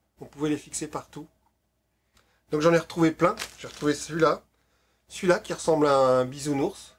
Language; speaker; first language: French; native; French